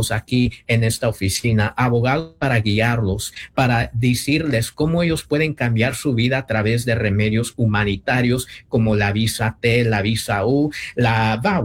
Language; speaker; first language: Spanish; early bilingual, heritage; Spanish